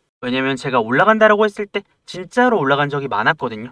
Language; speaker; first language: Korean; native; Korean